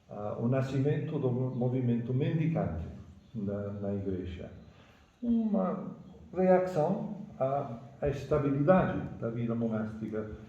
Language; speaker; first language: Portuguese; non-native, fluent; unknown